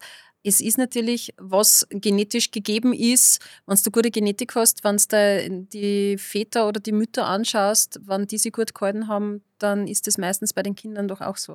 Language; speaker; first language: German; native; German